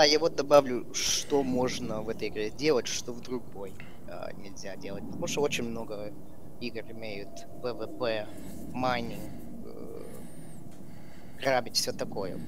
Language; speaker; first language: Russian; early bilingual, heritage; Russian